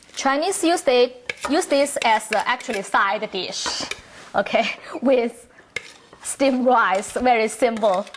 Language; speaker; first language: English; non-native, learner; Chinese